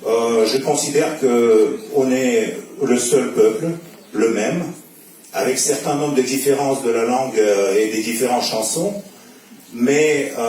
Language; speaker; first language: French; non-native, fluent; Russian